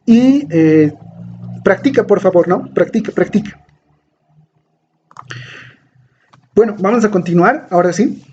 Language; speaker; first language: Spanish; native; Spanish